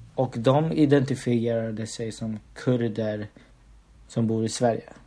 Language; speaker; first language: Swedish; early bilingual, other home language; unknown